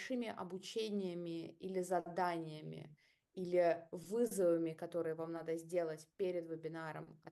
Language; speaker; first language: Russian; native; Russian